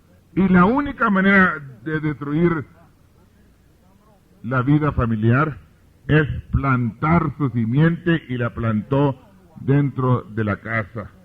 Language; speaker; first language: Spanish; early bilingual, heritage; Spanish